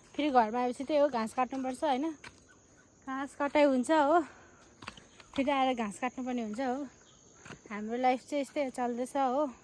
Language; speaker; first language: Nepali; non-native, local second language; Gurung